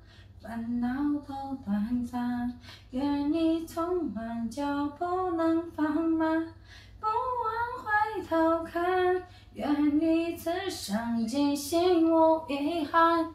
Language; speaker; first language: Chinese; native; Chinese